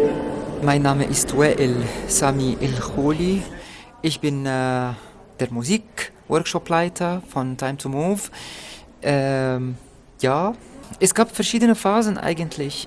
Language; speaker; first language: German; non-native, fluent; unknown